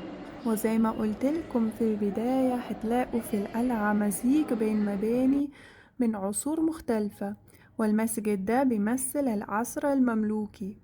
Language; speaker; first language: Arabic; non-native, fluent; German